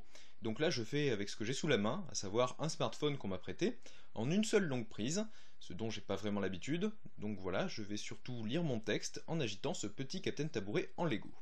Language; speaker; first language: French; native; French